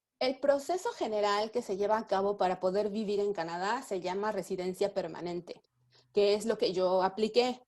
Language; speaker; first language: Spanish; native; Spanish